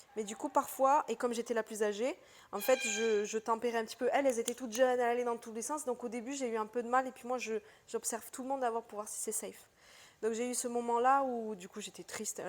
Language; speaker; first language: French; early bilingual, other home language; Portuguese